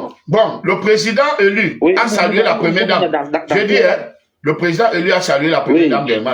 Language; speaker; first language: French; native; French